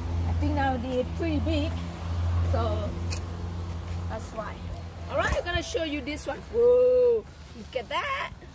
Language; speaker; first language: English; non-native, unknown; Thai